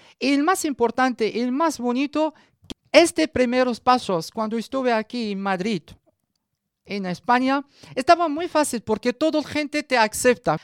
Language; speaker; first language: Spanish; non-native, learner; Arabic